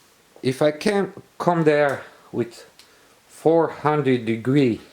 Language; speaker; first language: English; non-native, learner; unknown